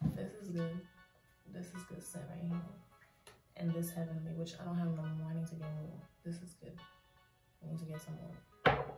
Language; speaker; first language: English; native; English